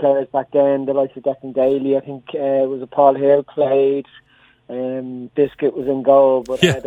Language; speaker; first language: English; native; English